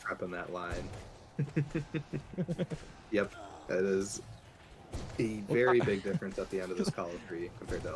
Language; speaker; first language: English; native; English